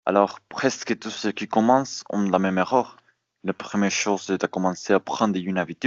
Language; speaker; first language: French; non-native, fluent; Spanish